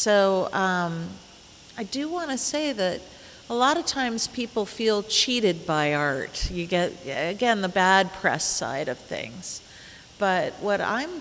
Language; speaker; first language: English; native; English